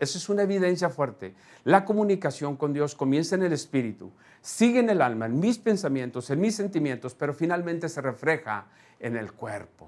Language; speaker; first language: Spanish; native; Spanish